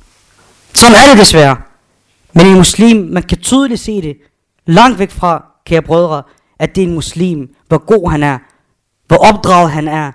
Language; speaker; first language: Danish; non-native, fluent; Arabic